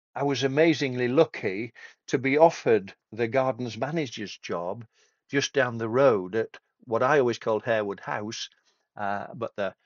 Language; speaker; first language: English; native; English